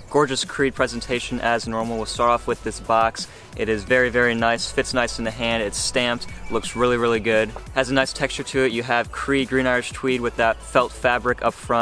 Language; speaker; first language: English; native; English